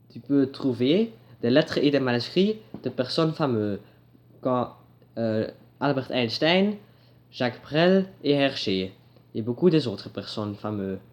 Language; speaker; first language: French; non-native, learner; Dutch